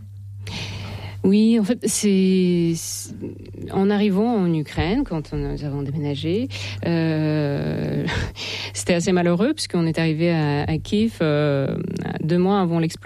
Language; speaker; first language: French; non-native, fluent; Russian